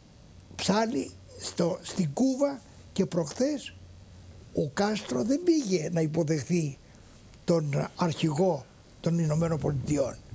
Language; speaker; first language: Greek; native; Greek